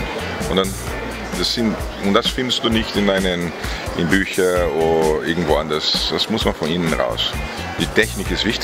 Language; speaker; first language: German; non-native, fluent; Portuguese